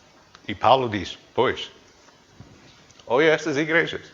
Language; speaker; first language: Portuguese; non-native, fluent; English